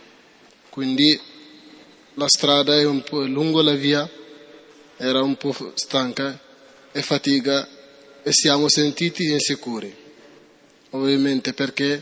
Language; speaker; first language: Italian; non-native, learner; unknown